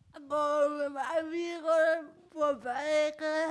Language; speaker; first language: Spanish; non-native, learner; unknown